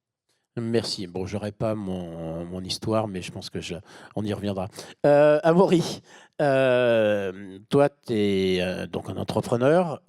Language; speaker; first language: French; native; French